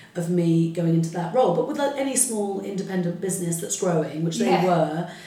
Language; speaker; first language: English; early bilingual, other home language; Arabic